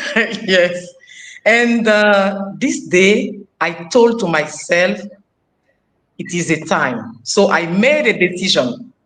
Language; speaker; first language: English; non-native, learner; French